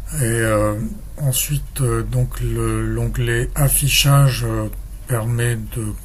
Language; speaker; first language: French; native; French